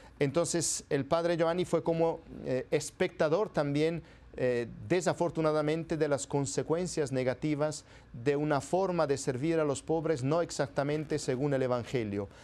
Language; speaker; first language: Spanish; non-native, fluent; Italian